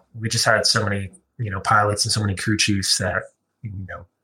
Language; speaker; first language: English; native; English